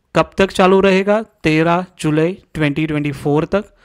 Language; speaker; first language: Hindi; non-native, local second language; Marathi